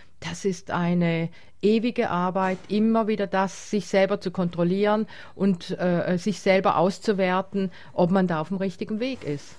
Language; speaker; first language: German; native; German